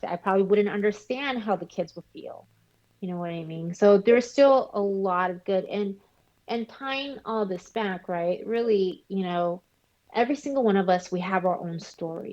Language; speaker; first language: English; early bilingual, other home language; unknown